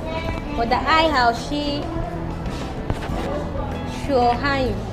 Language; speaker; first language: Chinese; non-native, learner; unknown